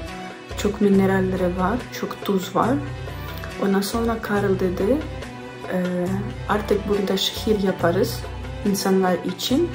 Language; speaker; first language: Turkish; non-native, learner; Ukrainian